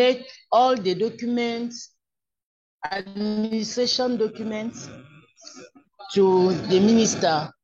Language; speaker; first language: English; non-native, learner; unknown